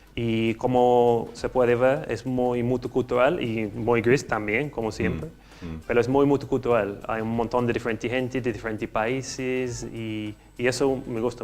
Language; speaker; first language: Spanish; non-native, learner; English